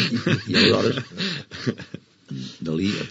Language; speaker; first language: Catalan; native; Catalan